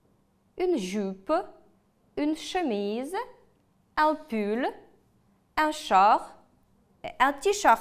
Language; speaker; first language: French; non-native, fluent; Ukrainian